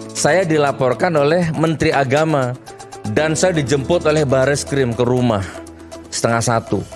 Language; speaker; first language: Indonesian; non-native, local second language; Madurese